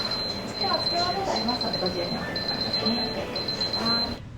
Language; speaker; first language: Japanese; native; Japanese